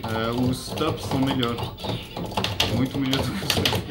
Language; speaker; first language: Portuguese; non-native, learner; French